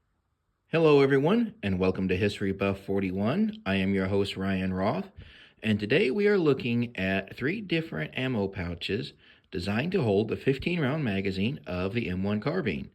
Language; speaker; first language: English; native; English